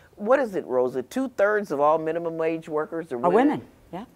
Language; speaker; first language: English; native; English